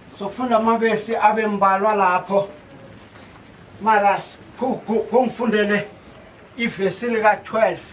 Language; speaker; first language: Zulu; non-native, local second language; South Ndebele